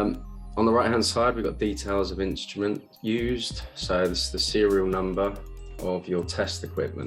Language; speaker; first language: English; native; English